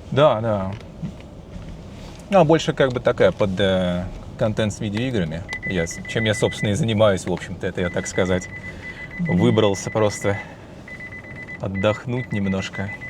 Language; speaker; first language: Russian; native; Russian